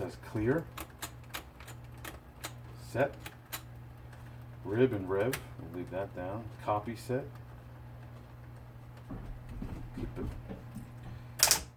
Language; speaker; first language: English; native; English